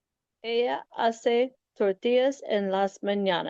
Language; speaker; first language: Spanish; non-native, learner; English